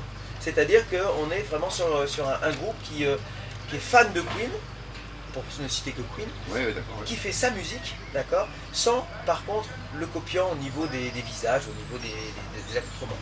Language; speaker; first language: French; native; French